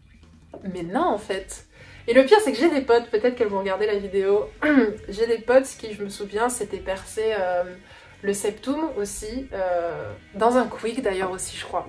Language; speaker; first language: French; native; French